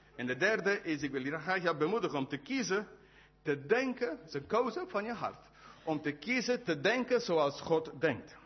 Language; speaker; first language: Dutch; non-native, fluent; English